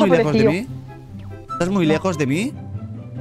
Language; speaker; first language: Spanish; native; Spanish